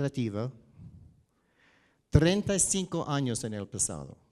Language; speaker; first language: Spanish; non-native, learner; English